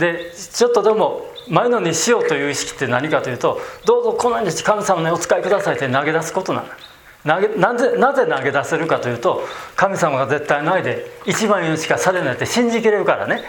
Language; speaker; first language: Japanese; native; Japanese